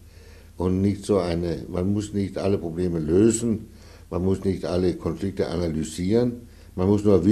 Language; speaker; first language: German; non-native, fluent; Danish